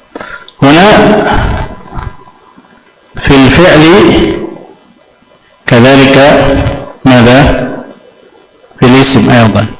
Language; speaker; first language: Arabic; non-native, fluent; Indonesian